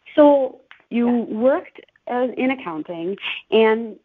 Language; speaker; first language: English; native; English